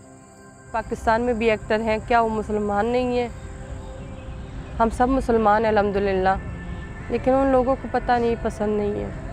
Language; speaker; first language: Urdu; non-native, fluent; Persian